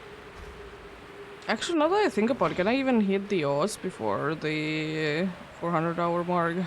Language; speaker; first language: English; non-native, fluent; Finnish